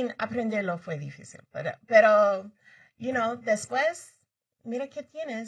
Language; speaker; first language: Spanish; early bilingual, heritage; Spanish